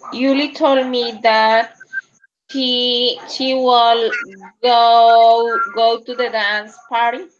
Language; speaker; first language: English; non-native, learner; Spanish